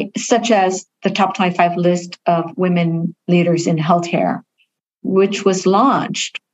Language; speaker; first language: English; early bilingual, other home language; Vietnamese